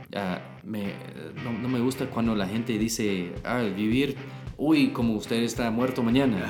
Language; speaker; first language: Spanish; non-native, learner; English